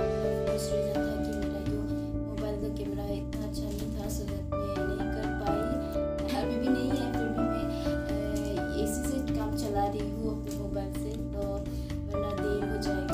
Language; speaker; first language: Hindi; non-native, local second language; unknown